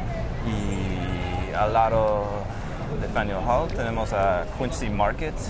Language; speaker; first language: Spanish; non-native, fluent; English